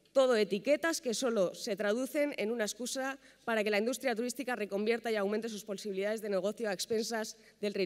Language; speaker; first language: Spanish; native; Spanish